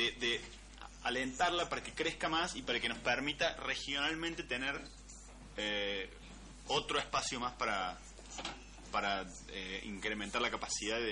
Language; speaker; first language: Spanish; native; Spanish